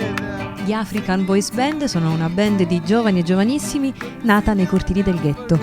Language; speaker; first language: Italian; native; Italian